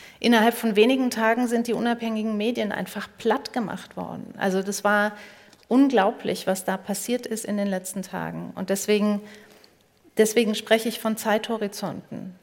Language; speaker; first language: German; native; German